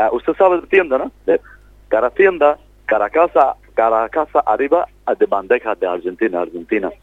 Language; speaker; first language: Spanish; non-native, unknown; Bangla